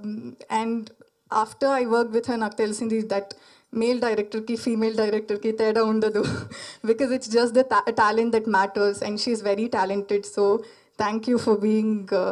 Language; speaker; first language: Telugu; non-native, learner; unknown